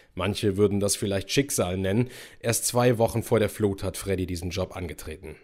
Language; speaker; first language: German; native; German